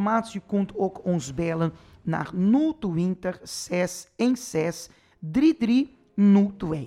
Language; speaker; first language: Dutch; non-native, fluent; Portuguese